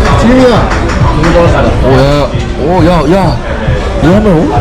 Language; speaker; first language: Korean; native; Korean